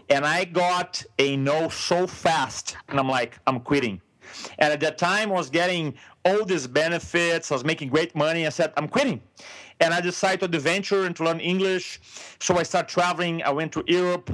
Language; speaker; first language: English; non-native, fluent; Portuguese